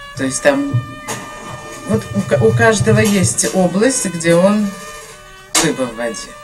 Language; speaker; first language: Russian; native; Russian